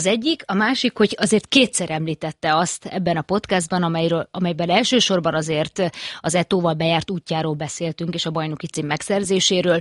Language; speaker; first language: Hungarian; native; Hungarian